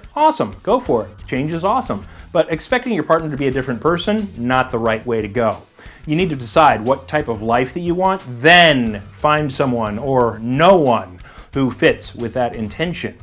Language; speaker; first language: English; native; English